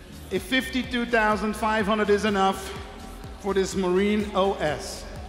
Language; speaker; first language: English; non-native, fluent; Dutch